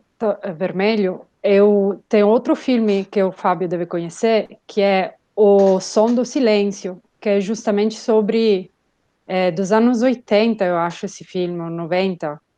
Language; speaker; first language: Portuguese; non-native, fluent; Italian